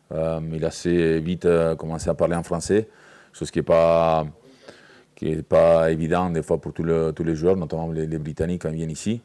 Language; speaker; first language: French; native; French